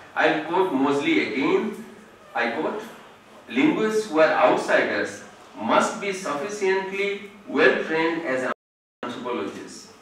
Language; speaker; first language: English; non-native, local second language; Odia